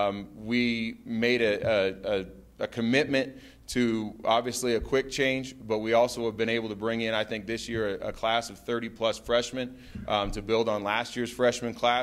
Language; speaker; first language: English; native; English